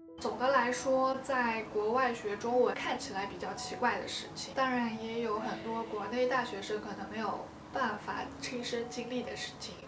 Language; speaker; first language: Chinese; native; Chinese